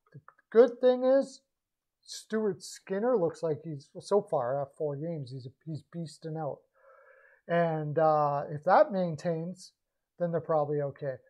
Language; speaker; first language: English; native; English